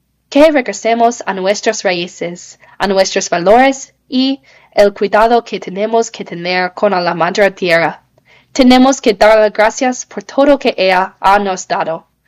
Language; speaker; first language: Spanish; non-native, learner; English